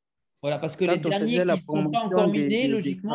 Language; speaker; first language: French; native; French